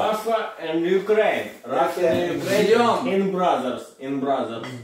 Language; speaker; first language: English; non-native, learner; Russian